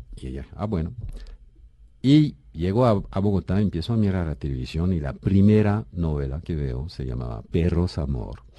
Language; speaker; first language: Spanish; non-native, fluent; French